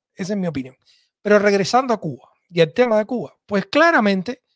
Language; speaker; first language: Spanish; native; Spanish